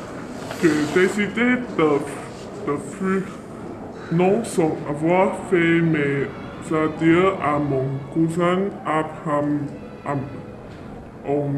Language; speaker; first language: French; non-native, learner; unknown